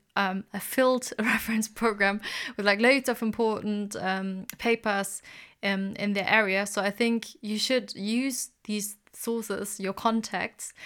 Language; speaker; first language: English; non-native, fluent; German